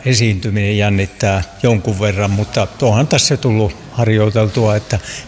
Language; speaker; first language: Finnish; native; Finnish